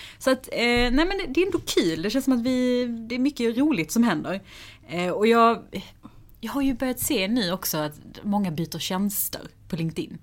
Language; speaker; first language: Swedish; early bilingual, other home language; Persian